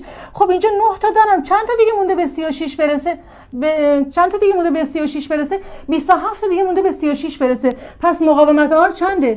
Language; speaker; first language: Persian; native; Persian